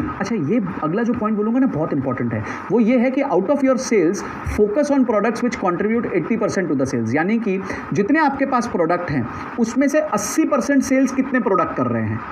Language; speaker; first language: Hindi; native; Hindi